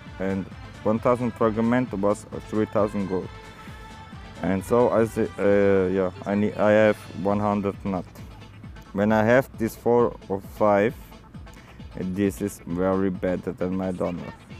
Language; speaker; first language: English; non-native, learner; German